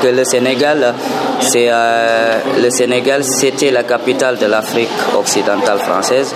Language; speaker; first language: French; non-native, local second language; Fula